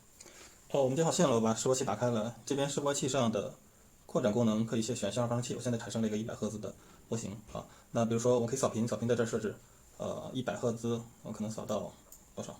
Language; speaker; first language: Chinese; native; Chinese